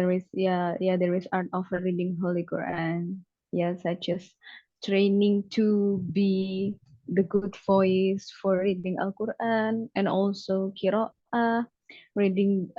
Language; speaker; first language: English; non-native, learner; Indonesian